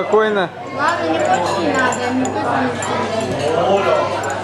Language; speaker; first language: Russian; native; Russian